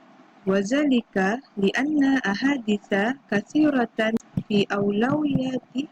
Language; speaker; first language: Arabic; non-native, learner; Malay